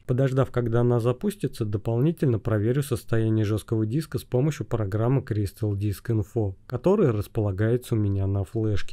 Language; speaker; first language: Russian; native; Russian